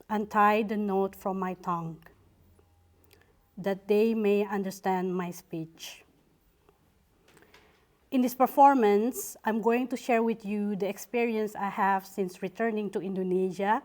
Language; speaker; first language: English; non-native, fluent; Indonesian